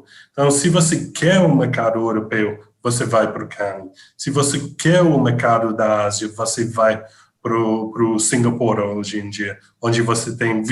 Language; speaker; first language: Portuguese; non-native, fluent; English